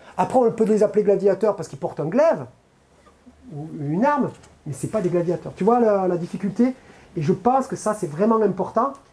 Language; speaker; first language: French; native; French